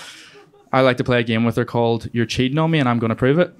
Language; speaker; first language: English; native; English